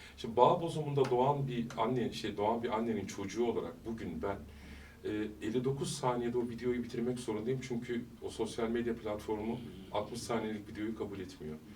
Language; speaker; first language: Turkish; early bilingual, heritage; Turkish